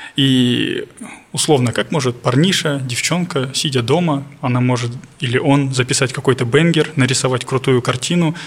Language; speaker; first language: Russian; non-native, local second language; Kazakh